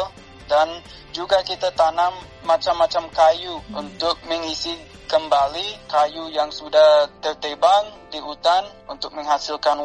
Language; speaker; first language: Indonesian; non-native, fluent; English